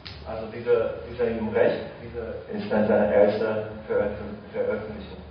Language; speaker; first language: German; non-native, fluent; Chinese